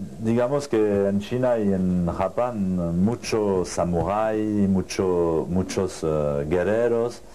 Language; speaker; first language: Spanish; non-native, learner; French